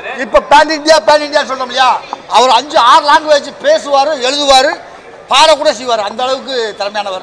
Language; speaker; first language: Tamil; native; Tamil